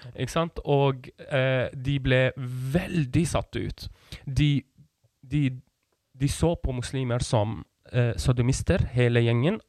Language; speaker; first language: Norwegian; non-native, fluent; Kurdish